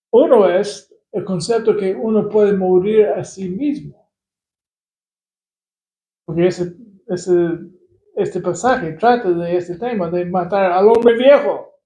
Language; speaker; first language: Spanish; non-native, fluent; English